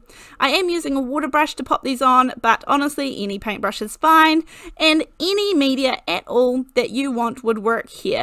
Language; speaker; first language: English; native; English